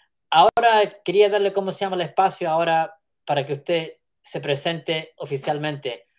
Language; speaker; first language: Spanish; early bilingual, heritage; Spanish